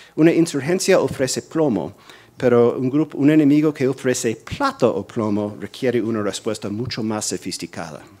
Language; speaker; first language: Spanish; non-native, fluent; English